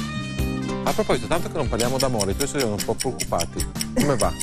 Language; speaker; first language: Italian; native; Italian